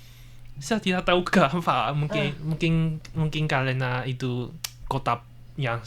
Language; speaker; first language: Indonesian; non-native, learner; Chinese